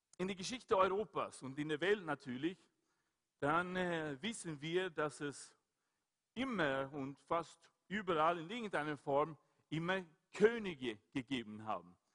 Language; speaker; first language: German; non-native, fluent; Swedish